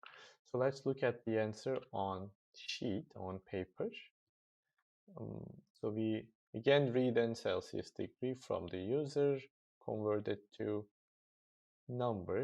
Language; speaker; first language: English; non-native, fluent; Turkish